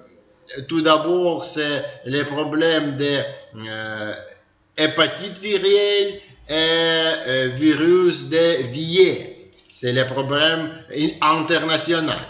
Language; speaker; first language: French; non-native, learner; Ukrainian